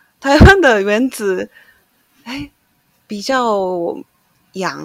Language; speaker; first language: Chinese; non-native, learner; Japanese